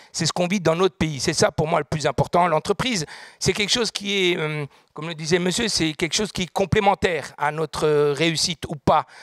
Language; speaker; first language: French; native; French